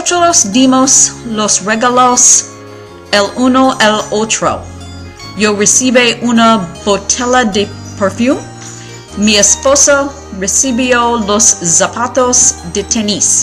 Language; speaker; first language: Spanish; non-native, learner; English